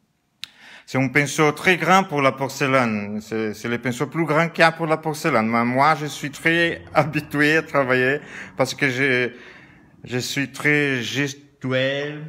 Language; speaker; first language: French; non-native, learner; Portuguese